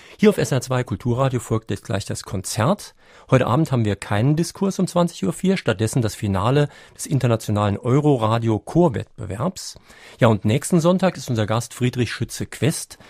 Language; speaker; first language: German; native; German